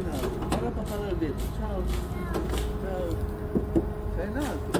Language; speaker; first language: Italian; native; Italian